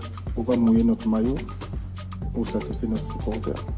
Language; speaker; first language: French; non-native, local second language; Lingala